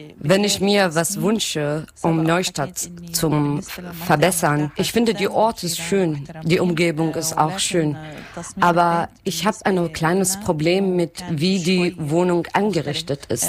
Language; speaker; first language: German; non-native, learner; Arabic